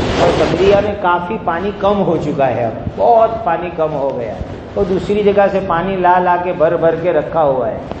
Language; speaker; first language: Urdu; non-native, local second language; Gujarati